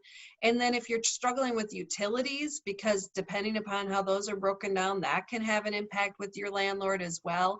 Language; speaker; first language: English; native; English